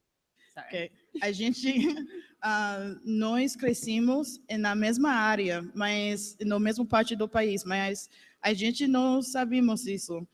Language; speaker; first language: Portuguese; non-native, learner; English